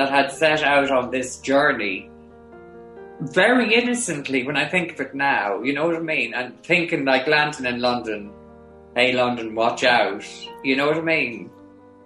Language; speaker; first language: English; native; English